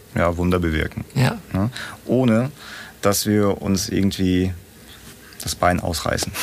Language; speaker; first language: German; early bilingual, other home language; Russian